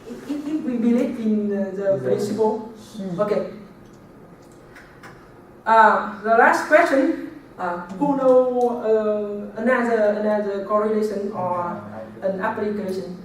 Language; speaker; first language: English; non-native, learner; Vietnamese